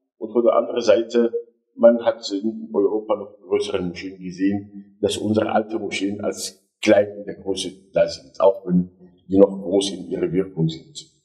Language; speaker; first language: German; non-native, fluent; Arabic